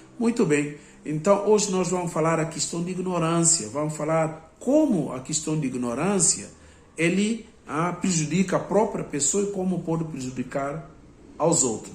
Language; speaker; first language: Portuguese; non-native, local second language; Upper Guinea Crioulo